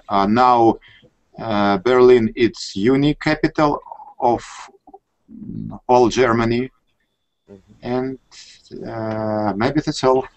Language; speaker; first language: English; non-native, learner; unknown